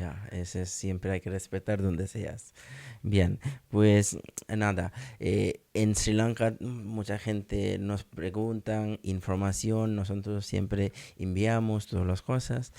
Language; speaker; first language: Spanish; non-native, learner; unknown